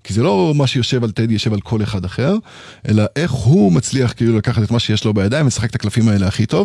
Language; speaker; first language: Hebrew; native; Hebrew